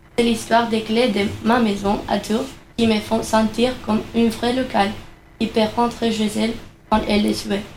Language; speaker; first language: French; non-native, learner; Spanish